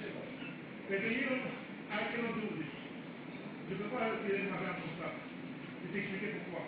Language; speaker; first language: Italian; non-native, learner; Romanian